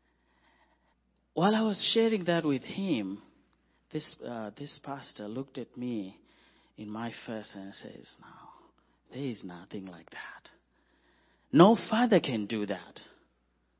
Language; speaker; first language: English; non-native, local second language; Shona